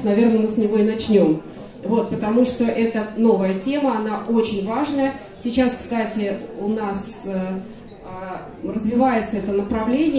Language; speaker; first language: Russian; native; Russian